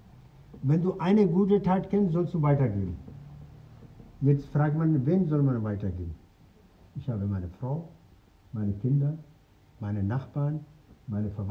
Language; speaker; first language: German; non-native, fluent; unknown